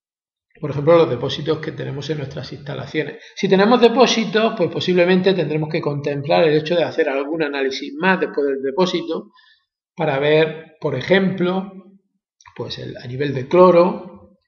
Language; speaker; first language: Spanish; native; Spanish